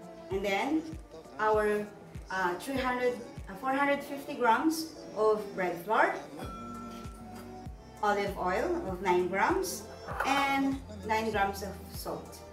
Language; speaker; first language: English; non-native, local second language; Filipino